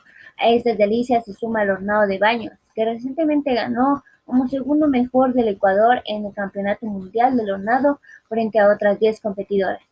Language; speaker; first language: Spanish; native; Spanish